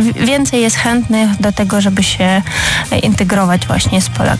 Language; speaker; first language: Polish; non-native, fluent; Ukrainian